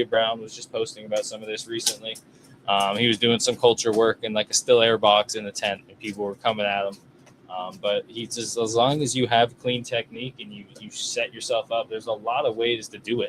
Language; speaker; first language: English; native; English